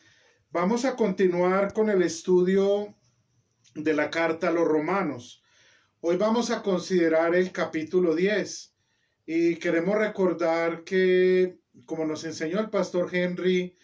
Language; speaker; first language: Spanish; native; Spanish